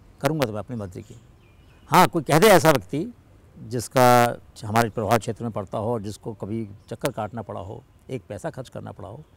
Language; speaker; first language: Hindi; native; Hindi